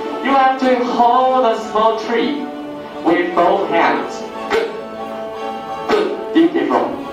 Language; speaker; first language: English; non-native, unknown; Chinese